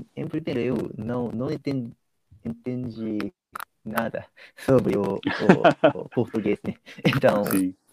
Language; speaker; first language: Portuguese; non-native, fluent; Japanese